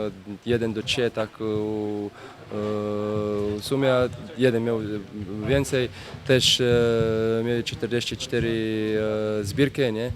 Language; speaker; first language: Polish; non-native, learner; Croatian